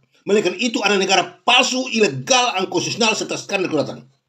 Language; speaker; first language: Indonesian; native; Indonesian